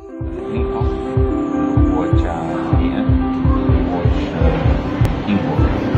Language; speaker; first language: Chinese; non-native, learner; English